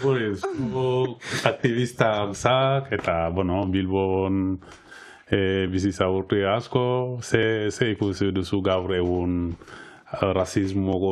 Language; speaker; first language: Basque; non-native, local second language; Spanish